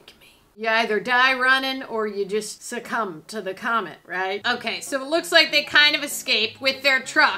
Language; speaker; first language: English; native; English